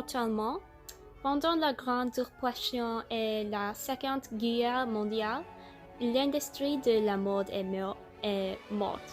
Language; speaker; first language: French; non-native, learner; English